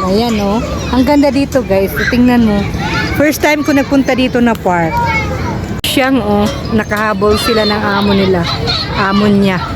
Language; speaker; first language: Filipino; non-native, local second language; Cebuano